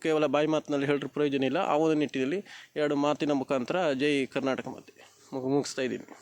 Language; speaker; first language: Kannada; non-native, local second language; Konkani